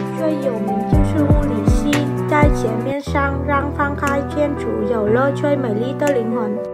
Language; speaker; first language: Chinese; non-native, fluent; Vietnamese